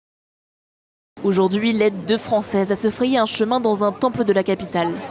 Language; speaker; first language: French; native; French